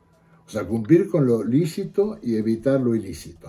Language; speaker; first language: Spanish; native; Spanish